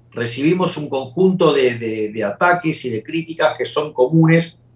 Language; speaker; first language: Spanish; native; Spanish